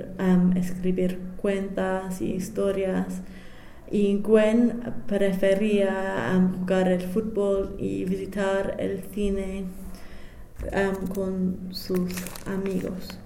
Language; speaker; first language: Spanish; non-native, fluent; English